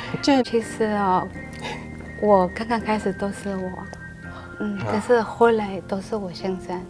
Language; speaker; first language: Chinese; non-native, learner; Filipino